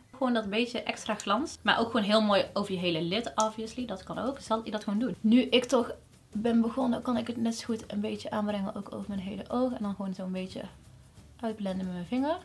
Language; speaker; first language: Dutch; early bilingual, other home language; Riffian